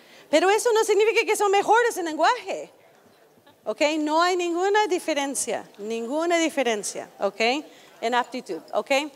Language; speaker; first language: Spanish; non-native, fluent; English